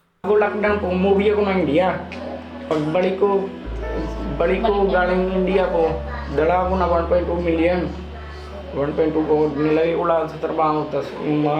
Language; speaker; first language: Filipino; non-native, learner; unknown